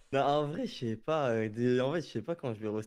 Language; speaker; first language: French; native; French